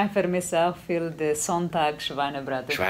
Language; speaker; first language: German; non-native, learner; Portuguese